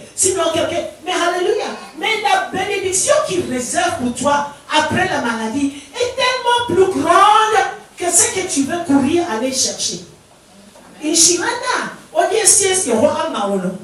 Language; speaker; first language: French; non-native, fluent; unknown